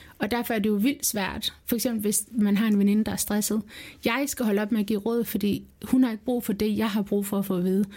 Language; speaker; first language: Danish; early bilingual, other home language; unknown